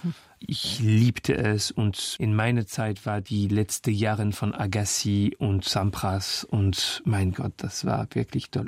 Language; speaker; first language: German; non-native, learner; French